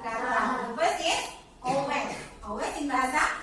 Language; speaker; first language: English; non-native, learner; Indonesian